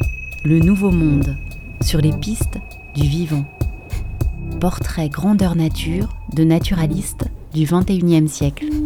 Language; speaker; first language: French; native; French